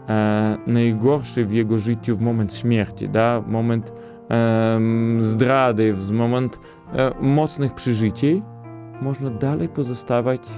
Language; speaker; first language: Polish; non-native, fluent; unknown